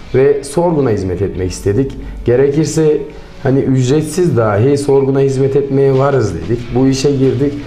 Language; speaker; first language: Turkish; native; Turkish